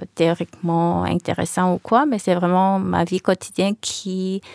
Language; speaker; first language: French; early bilingual, other home language; Korean